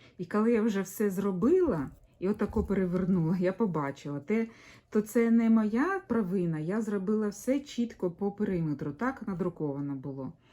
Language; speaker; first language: Ukrainian; non-native, local second language; Russian